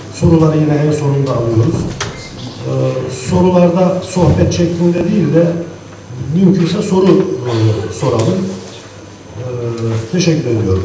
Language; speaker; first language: Turkish; non-native, local second language; Adyghe